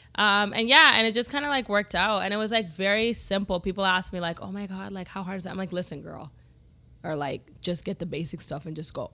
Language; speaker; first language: English; native; English